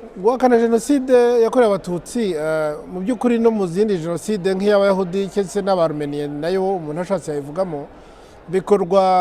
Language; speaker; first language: Kinyarwanda; native; Kinyarwanda